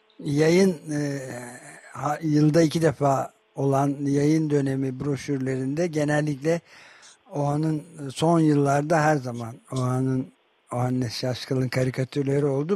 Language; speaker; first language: Turkish; native; Turkish